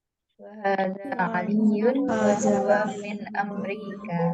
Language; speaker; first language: Arabic; non-native, learner; Indonesian